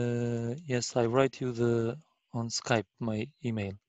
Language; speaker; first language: English; non-native, learner; Arabic